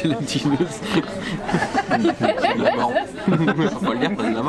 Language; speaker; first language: French; native; French